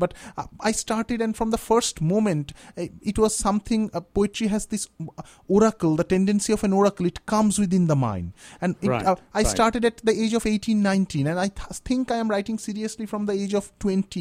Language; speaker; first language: English; non-native, local second language; Bangla